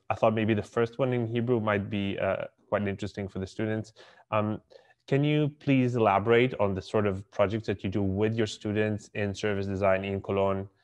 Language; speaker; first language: English; non-native, fluent; Hebrew